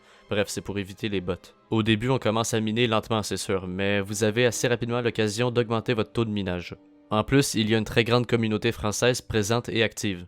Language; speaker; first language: French; native; French